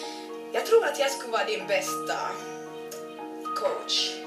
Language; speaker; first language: Swedish; non-native, local second language; Finnish